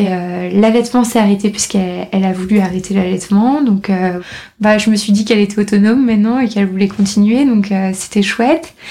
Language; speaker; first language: French; native; French